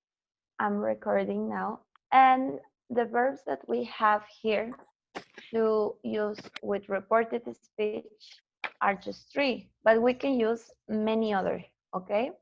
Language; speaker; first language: English; non-native, fluent; Spanish